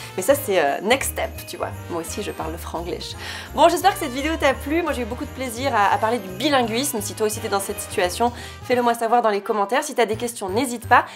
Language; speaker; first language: French; native; French